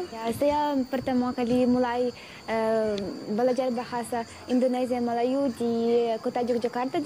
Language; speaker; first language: Indonesian; non-native, learner; Uzbek